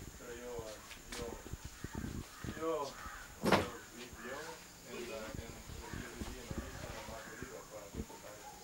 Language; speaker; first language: Spanish; non-native, learner; Dutch